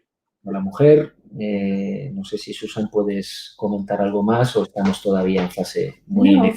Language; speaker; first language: Spanish; native; Spanish